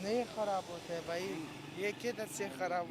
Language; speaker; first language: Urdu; non-native, local second language; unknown